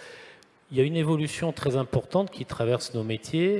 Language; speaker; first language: French; native; French